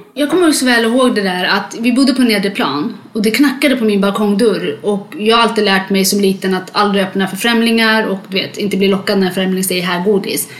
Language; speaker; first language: Swedish; native; Swedish